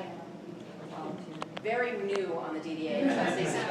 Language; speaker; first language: English; native; English